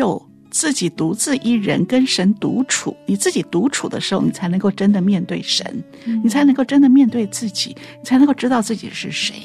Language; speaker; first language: Chinese; native; Chinese